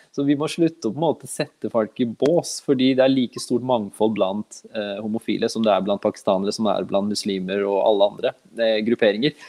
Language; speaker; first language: Norwegian; early bilingual, other home language; Urdu